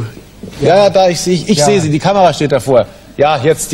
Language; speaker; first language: German; native; German